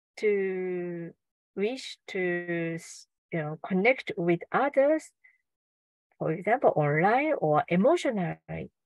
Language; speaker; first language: English; non-native, learner; Japanese